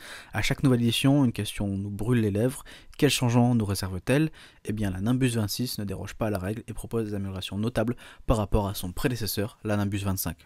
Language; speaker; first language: French; native; French